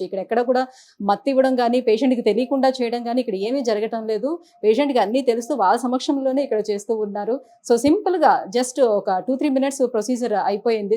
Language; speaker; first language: Telugu; native; Telugu